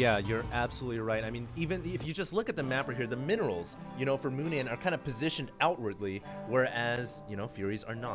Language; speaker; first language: English; native; English